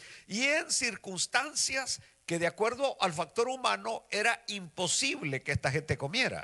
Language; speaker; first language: Spanish; native; Spanish